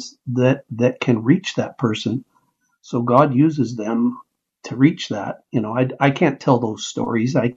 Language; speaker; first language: English; native; English